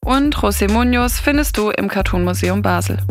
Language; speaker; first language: German; native; German